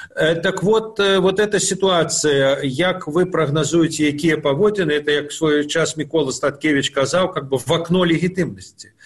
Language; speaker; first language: Belarusian; non-native, local second language; Russian